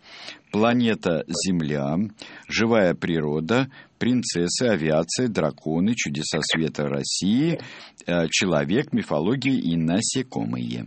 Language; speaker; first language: Russian; native; Russian